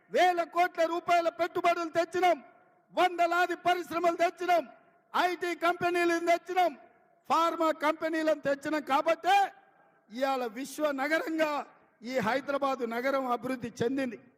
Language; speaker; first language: Telugu; native; Telugu